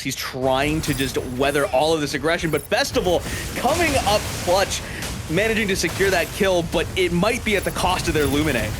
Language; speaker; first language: English; native; English